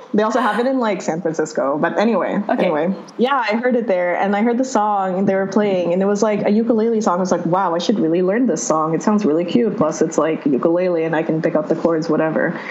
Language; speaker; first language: English; non-native, local second language; Cebuano